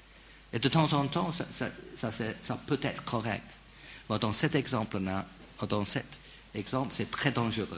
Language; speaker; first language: French; non-native, fluent; English